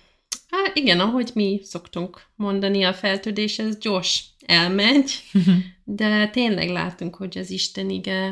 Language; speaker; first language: Hungarian; non-native, learner; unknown